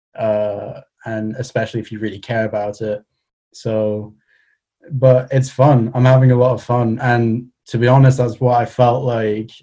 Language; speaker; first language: English; native; English